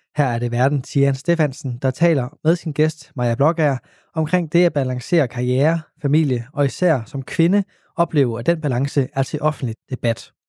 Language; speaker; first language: Danish; native; Danish